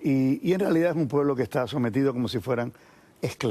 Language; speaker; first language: Spanish; native; Spanish